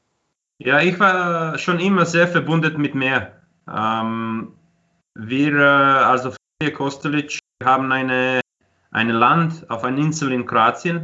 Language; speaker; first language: German; non-native, fluent; Croatian